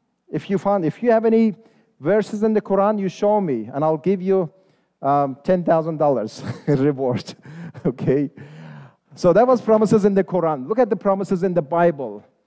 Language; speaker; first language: English; non-native, fluent; Persian